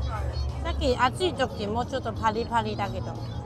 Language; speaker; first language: Japanese; non-native, fluent; Chinese